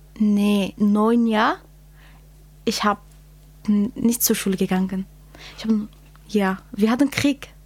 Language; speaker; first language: German; non-native, learner; Kurdish